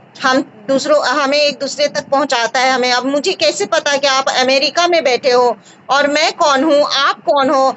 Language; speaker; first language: Hindi; native; Hindi